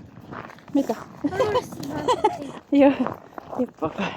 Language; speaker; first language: Finnish; non-native, learner; Bikol